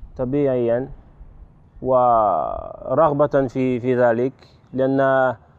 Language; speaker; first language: Arabic; non-native, fluent; French